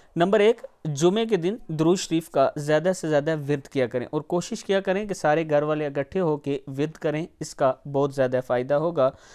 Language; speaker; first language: Urdu; non-native, local second language; Punjabi